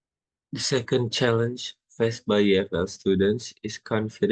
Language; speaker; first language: English; non-native, learner; Indonesian